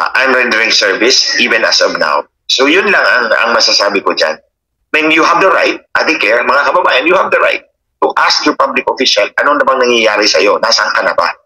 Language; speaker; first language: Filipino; non-native, local second language; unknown